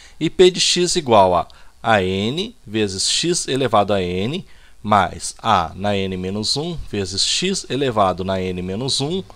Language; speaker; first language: Portuguese; native; Portuguese